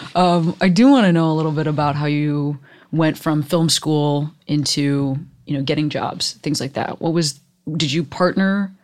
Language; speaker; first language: English; native; English